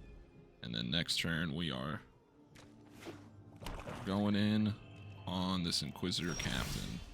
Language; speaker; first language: English; native; English